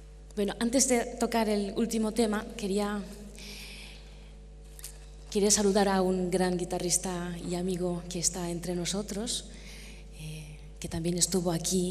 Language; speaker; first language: Spanish; non-native, fluent; Japanese